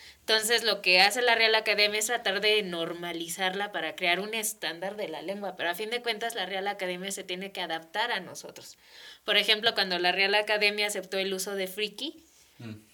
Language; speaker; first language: Spanish; native; Spanish